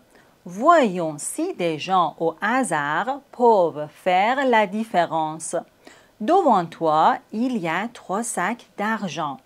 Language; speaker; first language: French; native; French